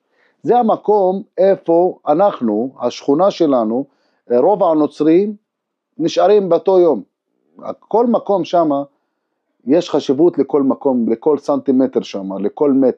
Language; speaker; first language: Hebrew; non-native, local second language; Arabic